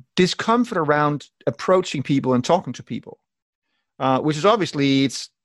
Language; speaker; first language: English; non-native, fluent; Danish